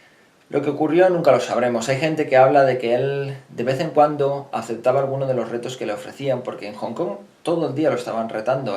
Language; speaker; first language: Spanish; native; Spanish